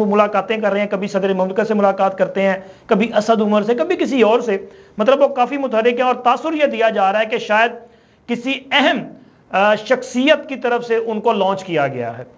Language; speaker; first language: Urdu; non-native, local second language; Punjabi